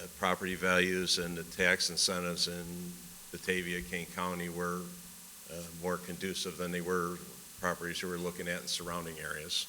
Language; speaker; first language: English; native; English